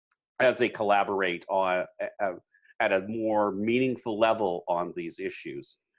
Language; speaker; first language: English; native; English